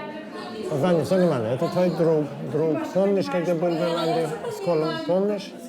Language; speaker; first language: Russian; non-native, learner; English